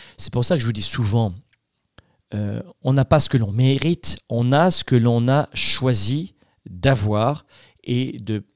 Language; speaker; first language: French; native; French